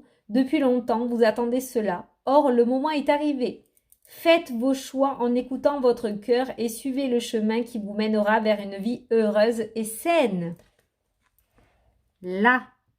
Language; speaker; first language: French; native; French